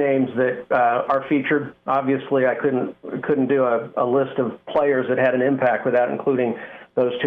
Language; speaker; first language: English; native; English